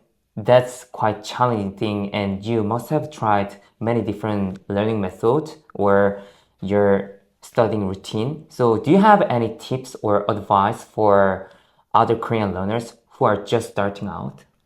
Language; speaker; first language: English; non-native, fluent; Korean